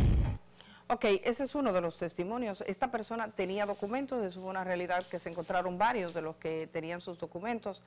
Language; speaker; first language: Spanish; native; Spanish